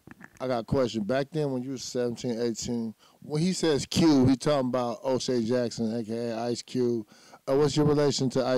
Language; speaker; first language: English; native; English